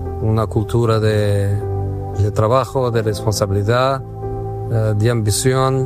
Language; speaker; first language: Spanish; non-native, fluent; Portuguese